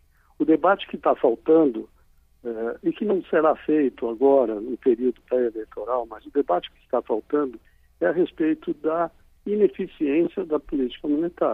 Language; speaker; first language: Portuguese; native; Portuguese